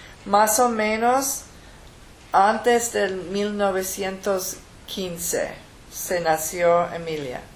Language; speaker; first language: Spanish; non-native, learner; English